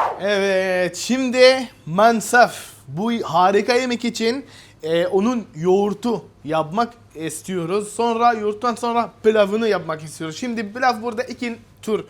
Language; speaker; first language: Turkish; non-native, fluent; Arabic